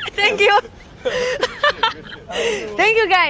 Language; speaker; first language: English; non-native, learner; French